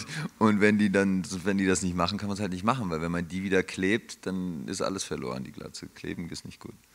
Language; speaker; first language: German; native; German